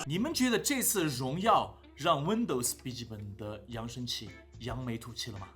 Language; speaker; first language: Chinese; native; Chinese